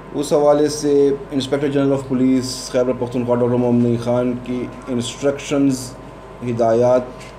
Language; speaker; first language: Urdu; non-native, local second language; Pashto